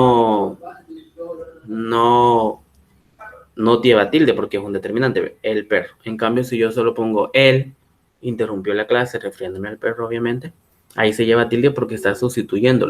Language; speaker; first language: Spanish; native; Spanish